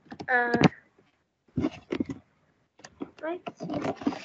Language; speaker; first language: English; non-native, learner; Vietnamese